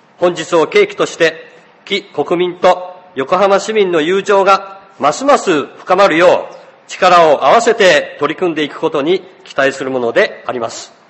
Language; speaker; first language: Japanese; native; Japanese